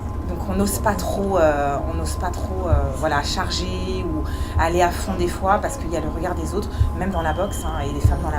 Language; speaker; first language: French; native; French